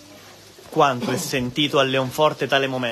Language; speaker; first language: Italian; native; Italian